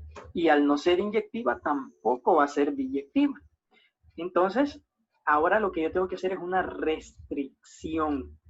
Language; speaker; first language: Spanish; native; Spanish